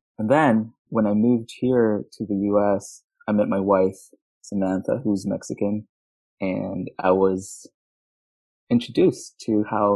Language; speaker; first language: English; non-native, local second language; Filipino